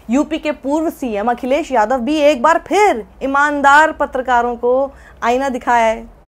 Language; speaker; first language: Hindi; native; Hindi